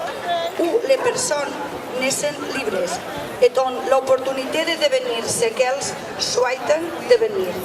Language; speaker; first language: French; non-native, learner; Spanish